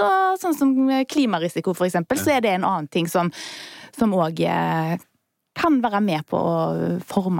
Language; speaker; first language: Norwegian; native; Norwegian